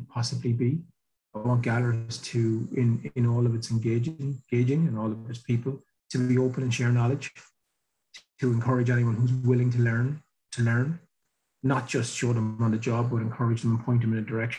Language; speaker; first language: English; native; English